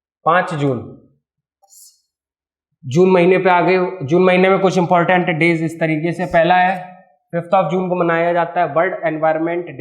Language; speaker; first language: Hindi; native; Hindi